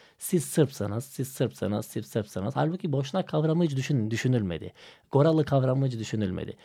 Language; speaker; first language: Turkish; non-native, fluent; Macedonian